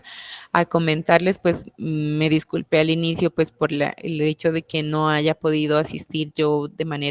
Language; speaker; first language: Spanish; native; Spanish